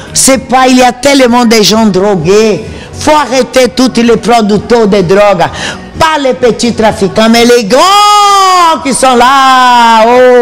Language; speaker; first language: French; non-native, fluent; Portuguese